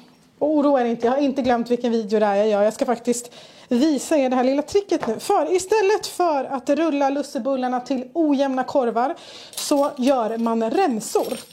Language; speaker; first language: Swedish; native; Swedish